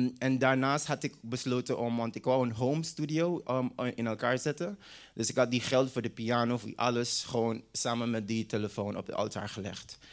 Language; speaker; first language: Dutch; non-native, local second language; English